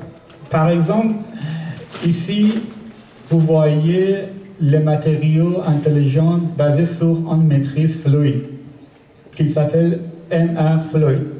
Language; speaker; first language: French; non-native, learner; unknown